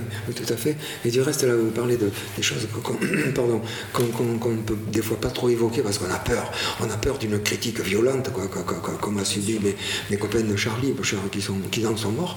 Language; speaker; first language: French; native; French